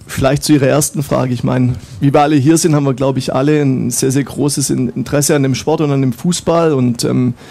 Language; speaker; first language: German; native; German